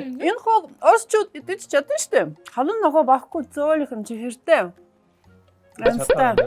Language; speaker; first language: Mongolian; non-native, learner; Russian